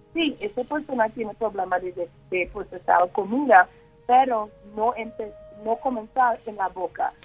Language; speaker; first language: Spanish; non-native, learner; English